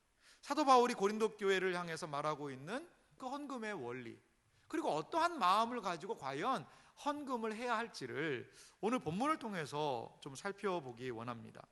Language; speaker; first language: Korean; native; Korean